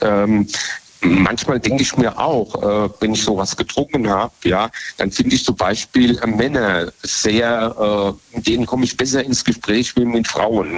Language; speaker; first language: German; native; German